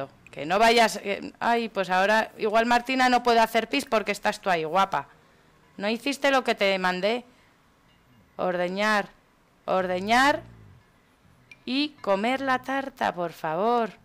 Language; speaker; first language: Spanish; native; Spanish